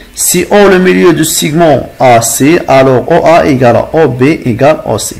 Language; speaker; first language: French; non-native, local second language; Arabic